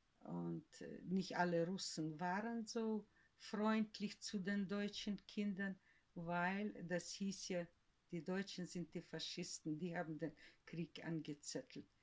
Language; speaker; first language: German; early bilingual, heritage; German